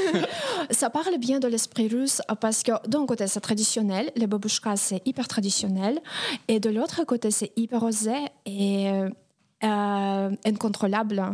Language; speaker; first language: French; non-native, fluent; Russian